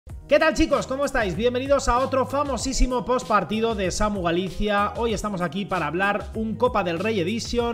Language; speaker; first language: Spanish; native; Spanish